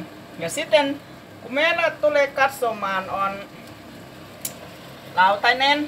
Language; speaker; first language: Finnish; non-native, learner; Thai